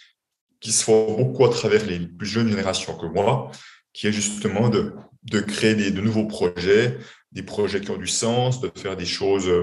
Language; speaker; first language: French; native; French